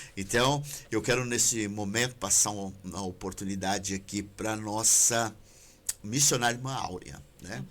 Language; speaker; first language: Portuguese; native; Portuguese